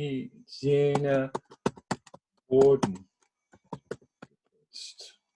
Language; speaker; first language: German; non-native, fluent; English